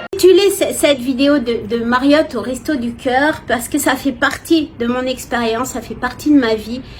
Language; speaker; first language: French; native; French